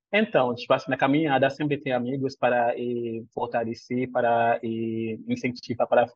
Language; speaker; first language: Portuguese; non-native, fluent; Haitian Creole